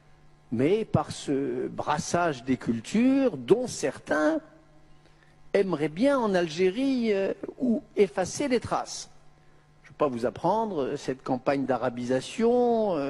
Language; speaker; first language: French; native; French